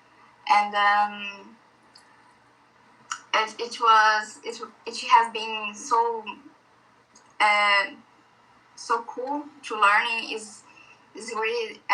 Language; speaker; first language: English; non-native, learner; Portuguese